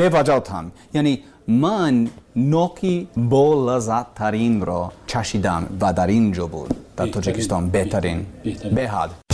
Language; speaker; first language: Persian; non-native, learner; English